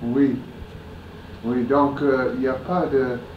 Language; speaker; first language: French; non-native, fluent; English